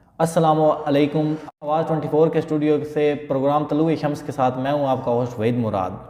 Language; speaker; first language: Urdu; non-native, local second language; Punjabi